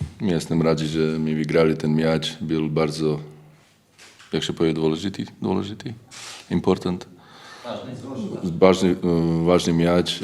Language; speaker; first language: Polish; non-native, learner; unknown